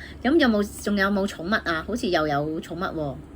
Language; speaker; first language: Cantonese; native; Cantonese